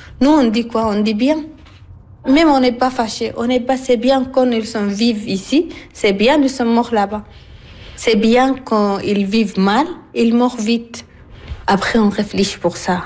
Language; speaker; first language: French; non-native, learner; Arabic